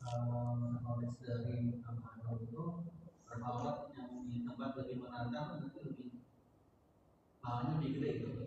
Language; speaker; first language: Indonesian; native; Indonesian